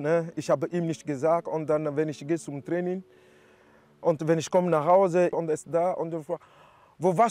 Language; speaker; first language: German; non-native, learner; French